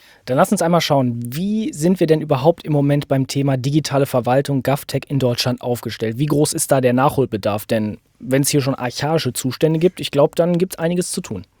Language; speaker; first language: German; native; German